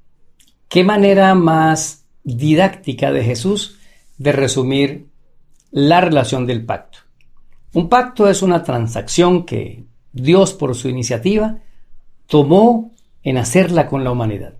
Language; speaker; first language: Spanish; native; Spanish